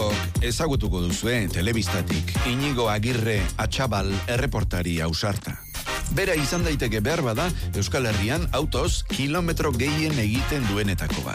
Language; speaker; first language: Basque; native; Basque